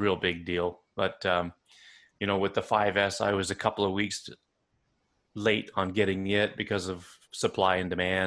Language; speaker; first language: English; native; English